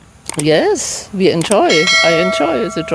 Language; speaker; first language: English; non-native, learner; German